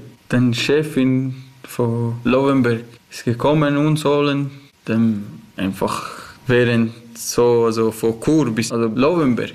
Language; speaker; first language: German; non-native, learner; Persian